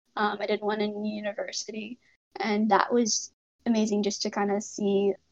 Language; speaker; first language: English; native; English